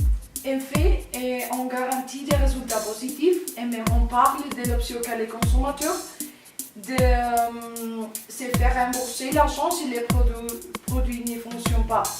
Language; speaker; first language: French; non-native, learner; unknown